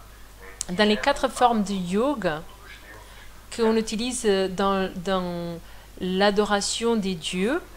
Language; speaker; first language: French; non-native, fluent; Portuguese